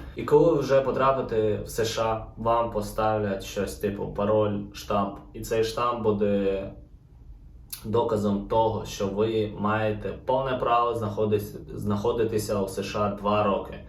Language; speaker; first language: Ukrainian; non-native, local second language; Russian